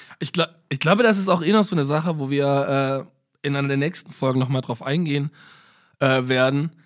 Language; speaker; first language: German; native; German